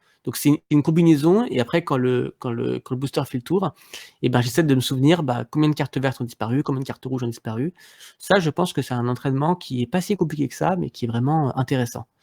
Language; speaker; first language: French; native; French